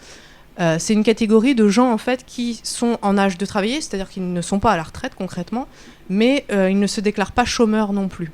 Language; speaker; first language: French; native; French